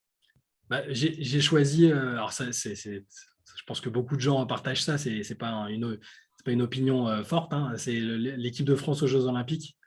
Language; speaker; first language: French; native; French